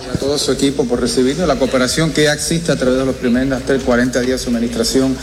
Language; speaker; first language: Spanish; early bilingual, heritage; Spanish